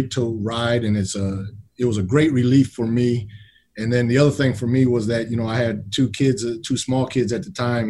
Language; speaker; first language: English; native; English